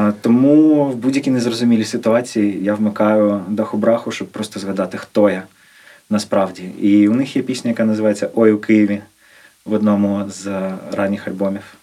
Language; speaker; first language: Ukrainian; non-native, local second language; Russian